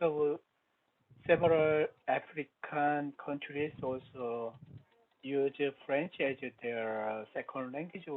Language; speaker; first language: English; non-native, learner; Korean